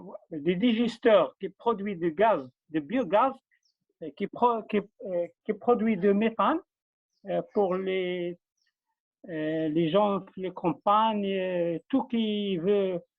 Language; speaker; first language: French; non-native, learner; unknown